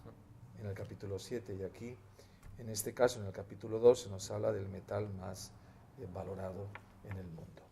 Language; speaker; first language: Spanish; native; Spanish